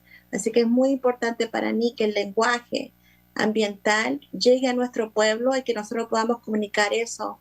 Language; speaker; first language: Spanish; early bilingual, other home language; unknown